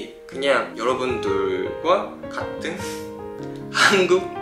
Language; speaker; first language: Korean; non-native, fluent; Japanese